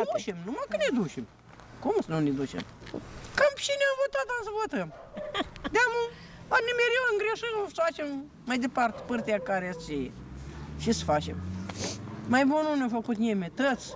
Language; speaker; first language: Romanian; native; Romanian